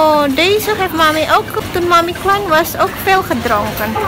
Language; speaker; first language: Dutch; non-native, local second language; Indonesian